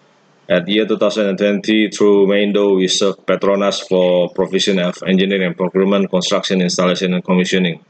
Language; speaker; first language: English; non-native, fluent; Indonesian